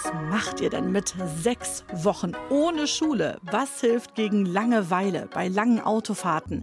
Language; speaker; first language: German; native; German